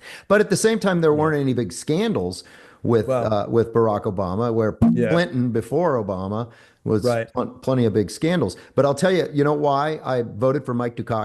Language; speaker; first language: English; native; English